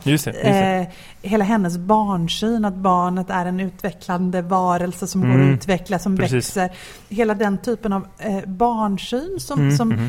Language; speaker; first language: Swedish; native; Swedish